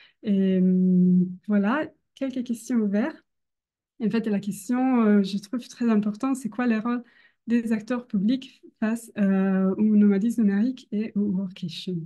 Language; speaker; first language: French; non-native, fluent; Italian